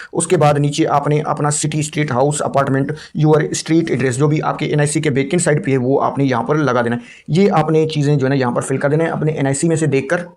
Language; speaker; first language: Urdu; non-native, local second language; Punjabi